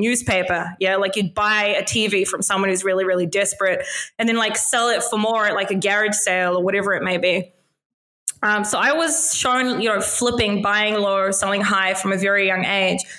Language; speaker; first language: English; native; English